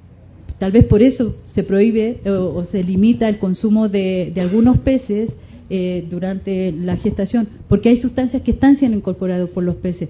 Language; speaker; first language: Spanish; native; Spanish